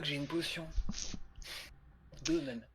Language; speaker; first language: French; native; French